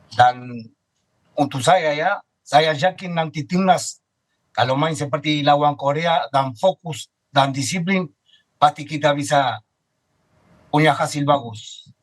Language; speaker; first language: Indonesian; non-native, fluent; Spanish